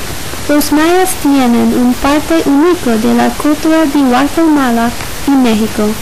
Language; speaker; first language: Spanish; non-native, learner; English